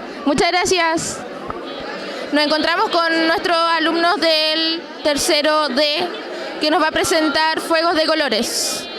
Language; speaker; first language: Spanish; native; Spanish